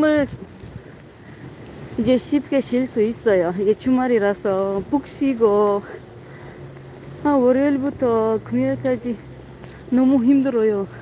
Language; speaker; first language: Korean; non-native, learner; Tajik